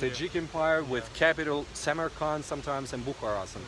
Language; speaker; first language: English; non-native, learner; Tajik